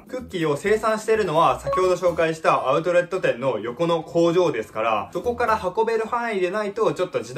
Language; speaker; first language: Japanese; native; Japanese